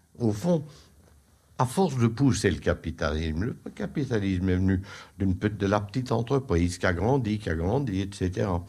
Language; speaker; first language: French; native; French